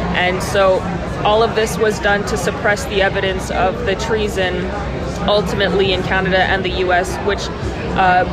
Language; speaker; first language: English; native; English